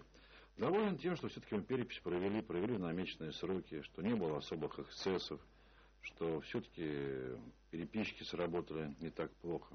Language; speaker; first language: Russian; native; Russian